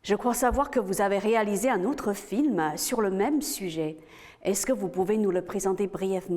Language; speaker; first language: French; native; French